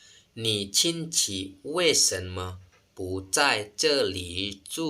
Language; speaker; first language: Chinese; non-native, fluent; Lao